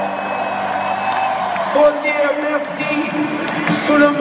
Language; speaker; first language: French; non-native, learner; English